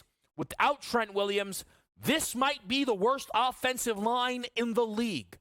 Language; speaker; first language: English; native; English